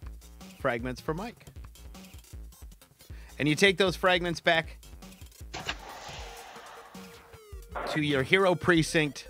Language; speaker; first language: English; native; English